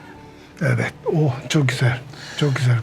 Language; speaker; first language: Turkish; non-native, learner; Japanese